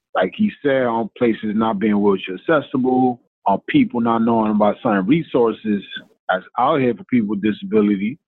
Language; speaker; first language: English; non-native, fluent; Spanish